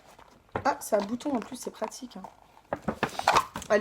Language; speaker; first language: French; native; French